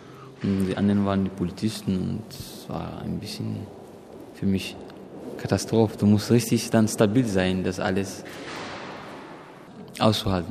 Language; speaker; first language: German; non-native, fluent; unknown